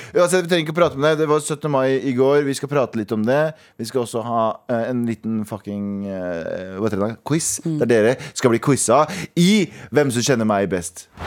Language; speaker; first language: Norwegian; early bilingual, other home language; Kurdish